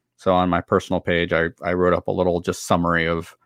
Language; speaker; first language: English; native; English